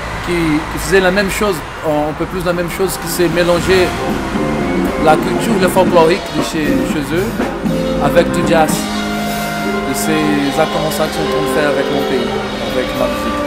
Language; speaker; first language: French; non-native, fluent; Portuguese